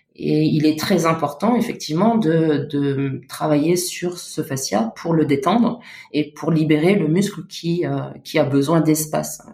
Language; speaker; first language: French; native; French